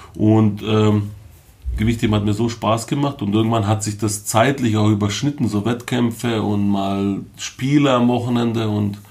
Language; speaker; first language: German; early bilingual, other home language; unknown